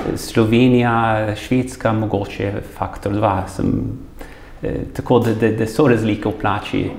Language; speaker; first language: Slovenian; early bilingual, heritage; Slovenian